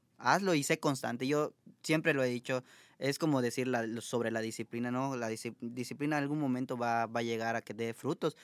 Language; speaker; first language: Spanish; native; Spanish